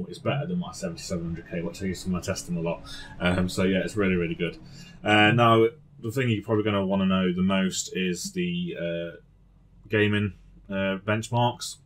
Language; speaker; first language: English; native; English